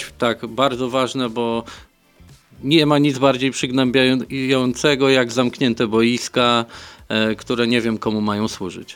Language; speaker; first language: Polish; native; Polish